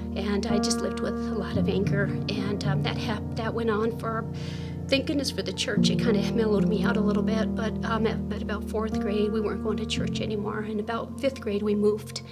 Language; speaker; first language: English; native; English